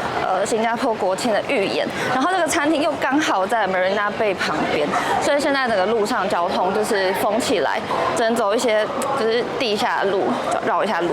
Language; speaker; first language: Chinese; native; Chinese